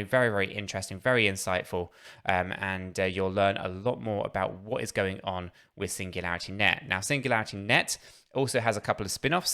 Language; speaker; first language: English; native; English